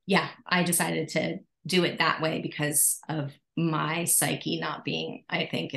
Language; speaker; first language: English; native; English